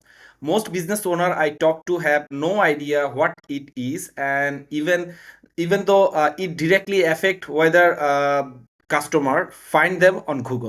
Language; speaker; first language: English; non-native, learner; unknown